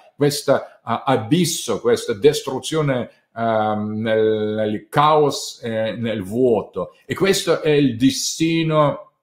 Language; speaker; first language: Italian; non-native, fluent; Russian